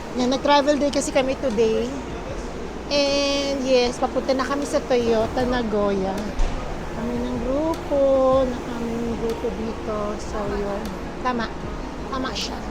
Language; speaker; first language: Filipino; native; Filipino